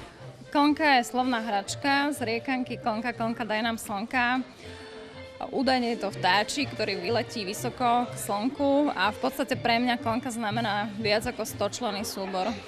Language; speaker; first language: Slovak; native; Slovak